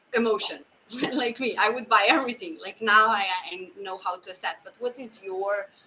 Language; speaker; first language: English; non-native, fluent; Slovenian